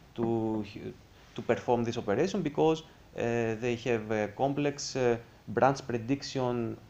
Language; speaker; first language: English; non-native, fluent; Greek